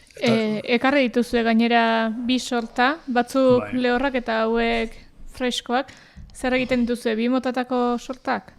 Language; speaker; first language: Basque; native; Basque